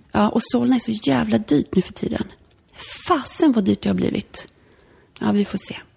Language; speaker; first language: Swedish; early bilingual, other home language; Polish